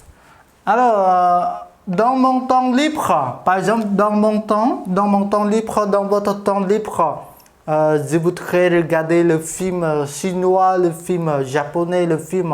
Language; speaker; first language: French; non-native, fluent; Khmer